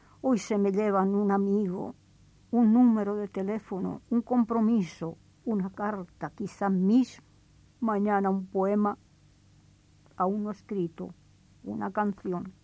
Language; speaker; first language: Spanish; native; Spanish